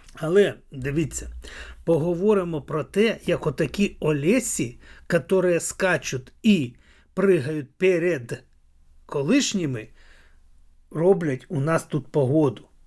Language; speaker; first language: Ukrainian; native; Ukrainian